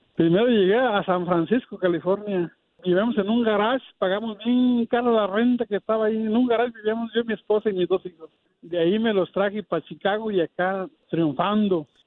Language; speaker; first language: Spanish; native; Spanish